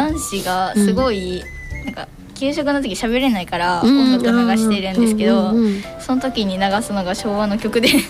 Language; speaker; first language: Japanese; native; Japanese